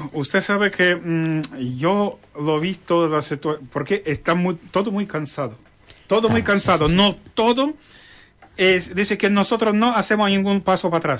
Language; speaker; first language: Spanish; non-native, learner; Ukrainian